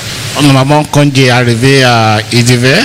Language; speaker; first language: French; non-native, learner; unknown